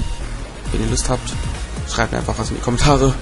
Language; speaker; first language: German; native; German